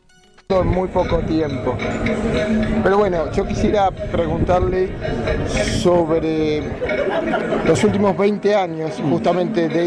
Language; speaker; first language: Spanish; native; Spanish